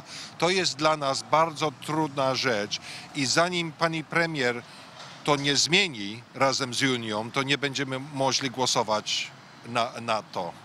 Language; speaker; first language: Polish; early bilingual, heritage; English